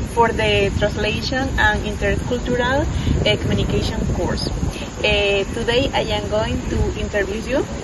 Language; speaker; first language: English; non-native, fluent; Spanish